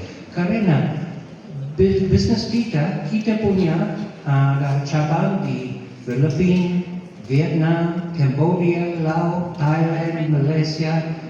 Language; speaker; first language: Indonesian; non-native, fluent; English